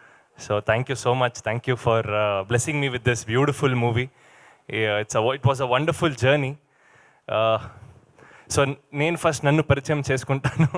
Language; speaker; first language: Telugu; non-native, learner; Kannada